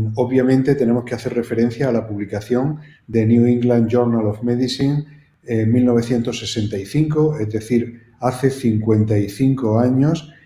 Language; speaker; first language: Spanish; native; Spanish